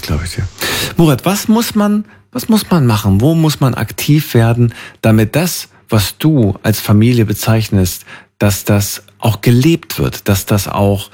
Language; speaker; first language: German; native; German